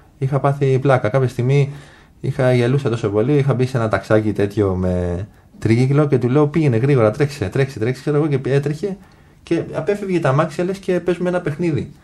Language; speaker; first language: Greek; early bilingual, other home language; English